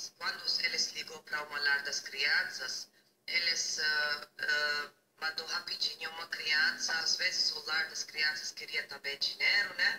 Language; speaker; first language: Portuguese; non-native, learner; Dutch